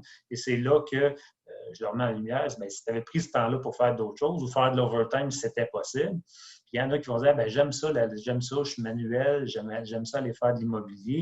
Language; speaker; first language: French; native; French